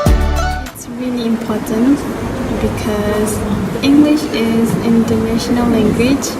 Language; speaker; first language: English; non-native, learner; Thai